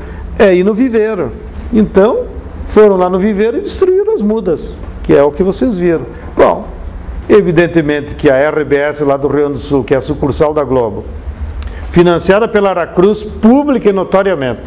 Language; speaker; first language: Portuguese; native; Portuguese